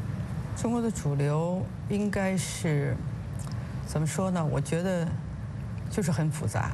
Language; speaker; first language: Chinese; native; Chinese